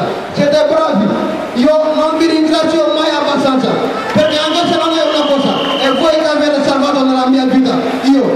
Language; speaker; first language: Italian; non-native, learner; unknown